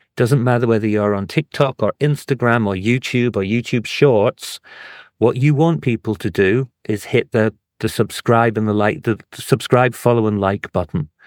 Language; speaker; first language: English; native; English